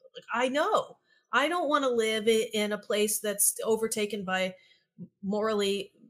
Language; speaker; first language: English; native; English